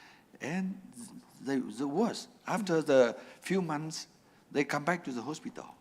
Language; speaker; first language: English; non-native, learner; Vietnamese